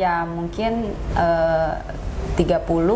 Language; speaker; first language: Indonesian; native; Indonesian